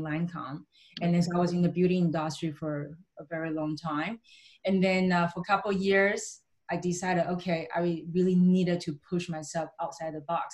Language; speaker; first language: English; native; English